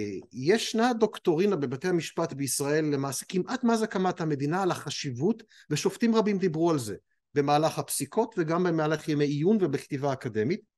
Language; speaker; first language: Hebrew; native; Hebrew